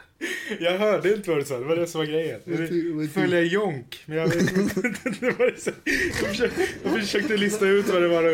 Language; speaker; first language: Swedish; native; Swedish